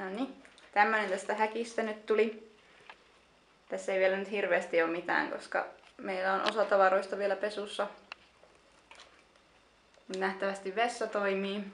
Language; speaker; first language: Finnish; native; Finnish